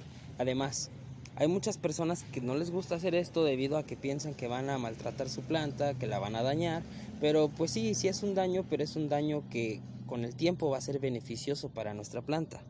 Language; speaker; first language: Spanish; native; Spanish